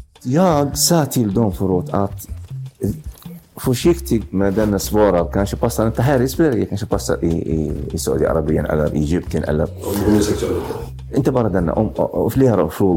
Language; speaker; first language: Swedish; non-native, learner; Arabic